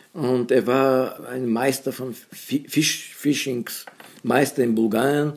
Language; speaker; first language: German; non-native, fluent; Bulgarian